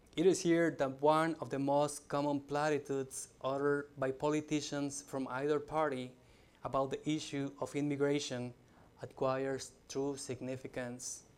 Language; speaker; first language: English; non-native, fluent; Spanish